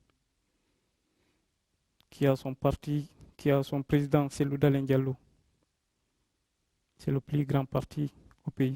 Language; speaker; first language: French; non-native, local second language; Fula